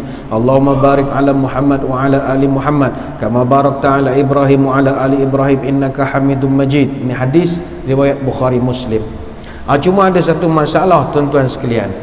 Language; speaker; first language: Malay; native; Malay